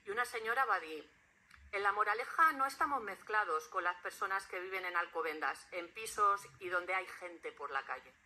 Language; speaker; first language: Spanish; non-native, local second language; Catalan